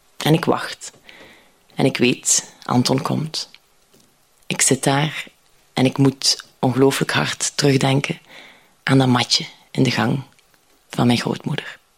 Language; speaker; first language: Dutch; native; Dutch